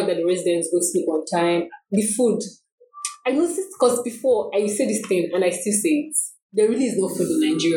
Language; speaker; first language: English; non-native, local second language; Yoruba